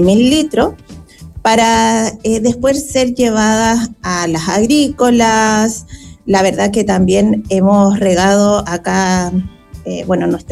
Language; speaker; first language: Spanish; native; Spanish